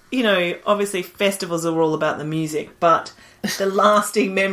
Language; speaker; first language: English; native; English